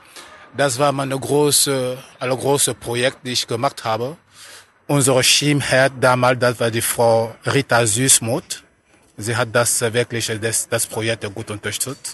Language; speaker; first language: German; non-native, fluent; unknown